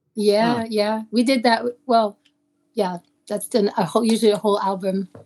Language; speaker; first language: English; native; English